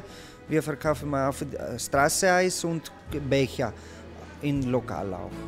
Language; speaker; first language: German; non-native, learner; Italian